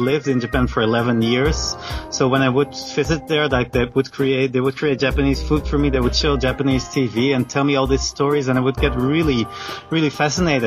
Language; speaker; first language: English; non-native, fluent; Dutch